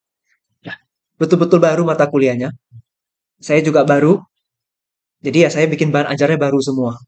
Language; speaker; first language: Indonesian; native; Indonesian